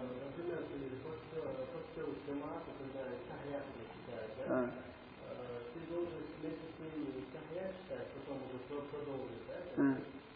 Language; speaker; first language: Russian; non-native, learner; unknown